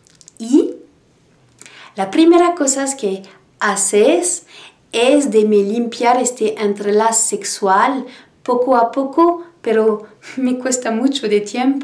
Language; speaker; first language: Spanish; non-native, learner; French